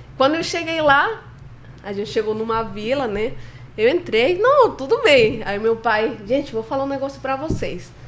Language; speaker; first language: Portuguese; non-native, fluent; Spanish